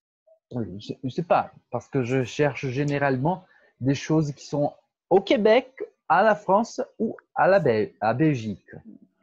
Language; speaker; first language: French; non-native, fluent; Portuguese